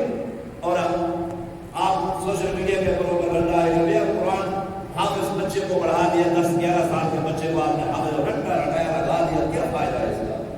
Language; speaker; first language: Urdu; native; Urdu